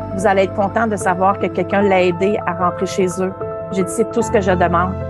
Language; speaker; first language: French; native; French